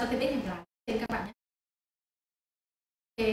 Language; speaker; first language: Chinese; non-native, fluent; Vietnamese